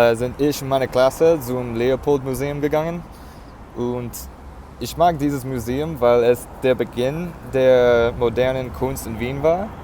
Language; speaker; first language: German; non-native, learner; English